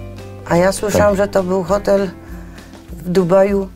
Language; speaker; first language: Polish; native; Polish